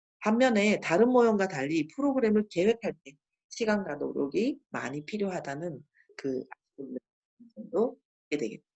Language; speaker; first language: Korean; native; Korean